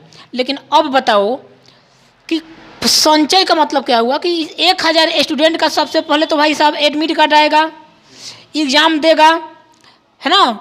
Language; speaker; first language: Hindi; non-native, local second language; Bhojpuri